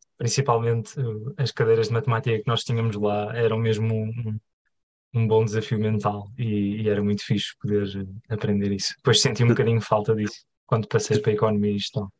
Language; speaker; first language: Portuguese; native; Portuguese